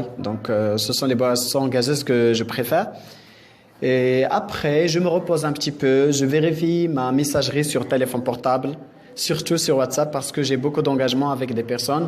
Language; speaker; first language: French; non-native, local second language; Arabic